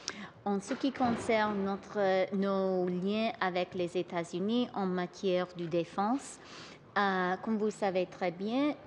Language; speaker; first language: French; non-native, local second language; English